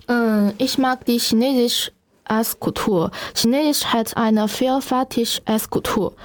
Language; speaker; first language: German; non-native, learner; Chinese